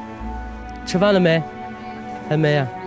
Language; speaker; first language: Chinese; native; Chinese